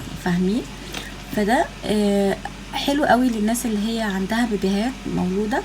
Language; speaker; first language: Arabic; native; Arabic